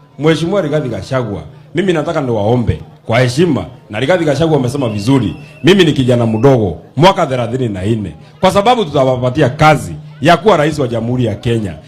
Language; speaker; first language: Swahili; non-native, local second language; Kikuyu